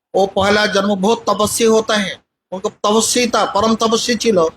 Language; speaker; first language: Hindi; non-native, local second language; Bangla